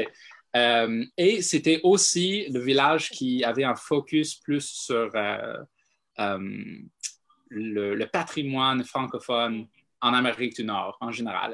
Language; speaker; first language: French; non-native, fluent; English